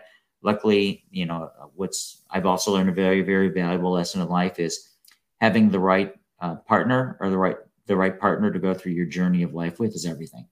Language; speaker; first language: English; native; English